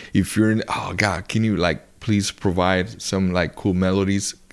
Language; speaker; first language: English; non-native, fluent; Spanish